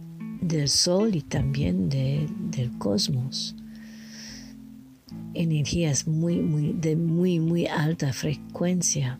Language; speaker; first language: Spanish; non-native, learner; French